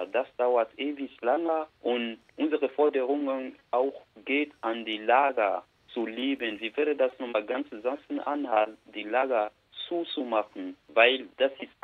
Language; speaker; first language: German; non-native, learner; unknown